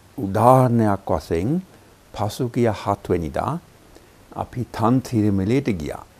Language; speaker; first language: Sinhala; non-native, fluent; English